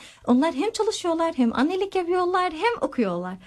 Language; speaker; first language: Turkish; non-native, fluent; Arabic